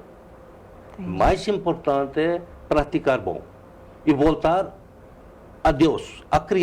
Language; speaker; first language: Portuguese; non-native, fluent; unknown